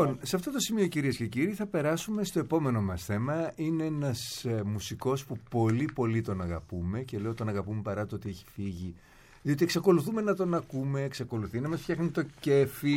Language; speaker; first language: Greek; native; Greek